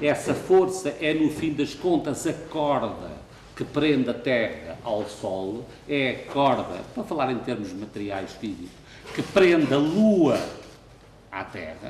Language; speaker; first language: Portuguese; native; Portuguese